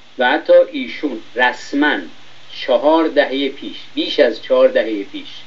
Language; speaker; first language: Persian; native; Persian